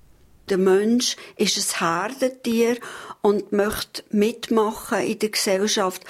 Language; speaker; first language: German; native; German